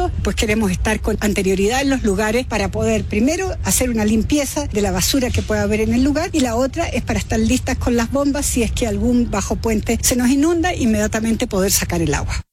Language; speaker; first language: Spanish; native; Spanish